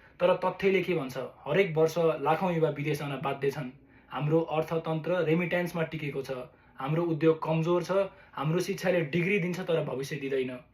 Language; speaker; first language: Nepali; native; Nepali